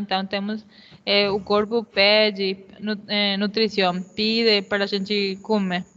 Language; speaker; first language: Portuguese; non-native, fluent; Spanish